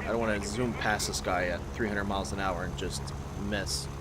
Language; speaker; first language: English; native; English